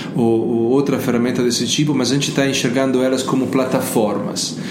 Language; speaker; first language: Portuguese; non-native, fluent; Italian